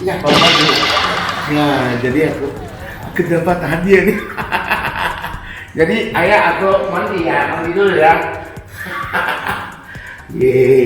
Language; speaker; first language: Indonesian; non-native, fluent; Japanese